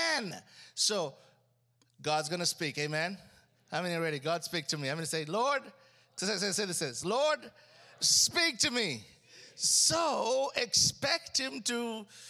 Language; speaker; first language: English; non-native, local second language; Ganda